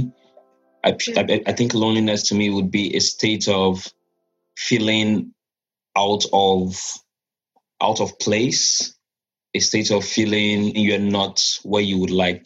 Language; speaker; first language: English; non-native, local second language; Yoruba